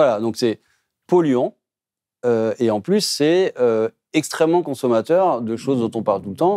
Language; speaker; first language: French; native; French